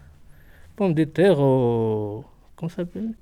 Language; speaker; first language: French; non-native, learner; Arabic